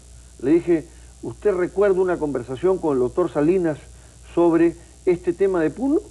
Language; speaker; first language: Spanish; native; Spanish